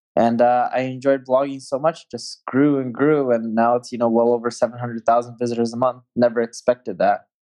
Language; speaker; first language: English; native; English